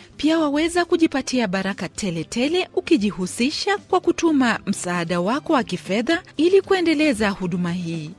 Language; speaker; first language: Swahili; non-native, local second language; Luo (Kenya and Tanzania)